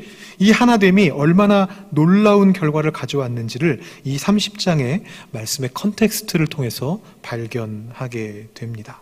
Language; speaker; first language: Korean; native; Korean